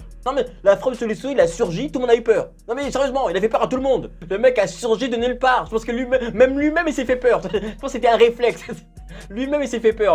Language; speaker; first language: French; native; French